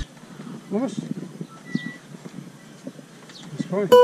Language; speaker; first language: Spanish; non-native, learner; Turkish